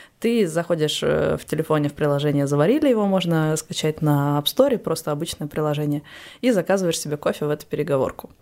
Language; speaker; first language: Russian; native; Russian